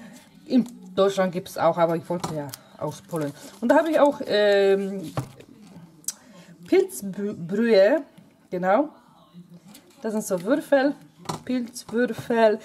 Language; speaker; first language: German; non-native, fluent; Polish